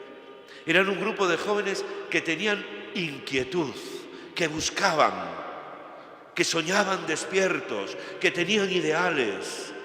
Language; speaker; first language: Spanish; native; Spanish